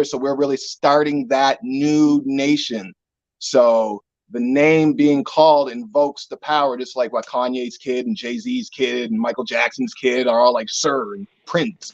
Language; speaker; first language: English; native; English